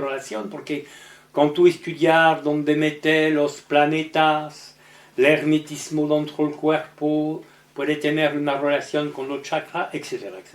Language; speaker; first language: Spanish; non-native, learner; French